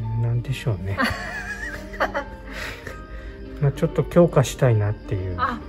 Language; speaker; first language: Japanese; native; Japanese